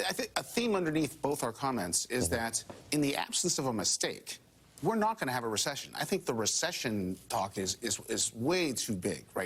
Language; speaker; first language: English; native; English